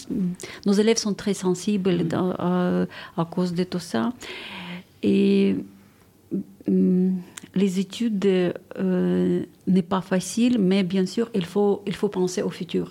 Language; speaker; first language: French; non-native, fluent; Ukrainian